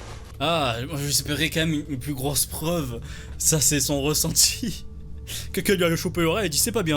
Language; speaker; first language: French; native; French